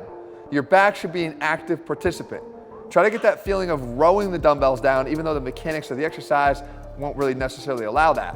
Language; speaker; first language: English; native; English